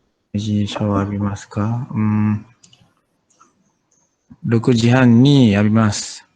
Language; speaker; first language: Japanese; non-native, learner; Malay